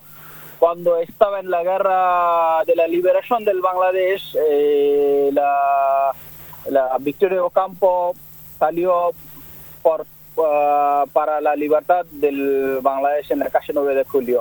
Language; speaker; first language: Spanish; non-native, learner; Bangla